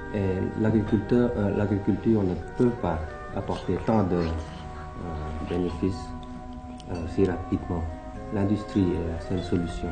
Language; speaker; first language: French; early bilingual, other home language; Thai